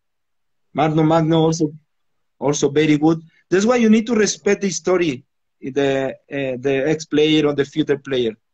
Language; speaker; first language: English; non-native, learner; Spanish